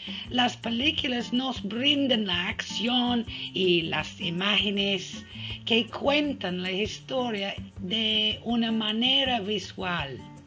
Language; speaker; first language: Spanish; non-native, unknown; English